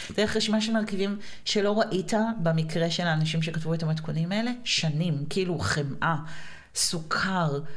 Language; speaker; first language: Hebrew; native; Hebrew